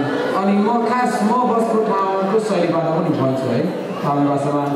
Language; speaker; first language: Nepali; non-native, fluent; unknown